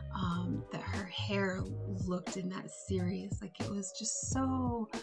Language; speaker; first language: English; native; English